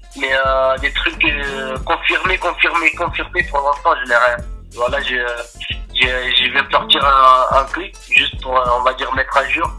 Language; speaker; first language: French; non-native, fluent; Portuguese